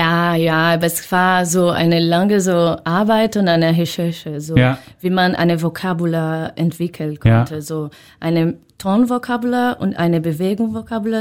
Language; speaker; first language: German; non-native, learner; Portuguese